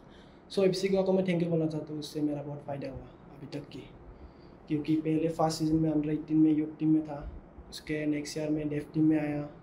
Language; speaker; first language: Hindi; non-native, local second language; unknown